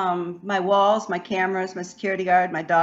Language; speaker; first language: English; native; English